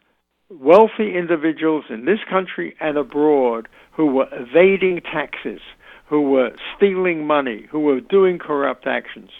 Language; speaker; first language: English; native; English